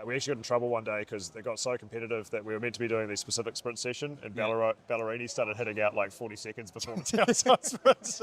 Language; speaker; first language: English; native; English